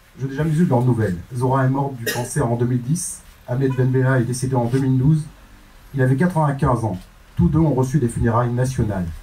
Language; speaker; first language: French; native; French